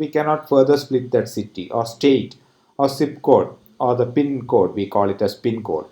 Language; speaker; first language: English; non-native, local second language; Malayalam